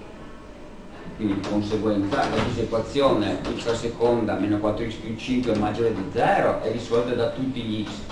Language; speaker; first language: Italian; native; Italian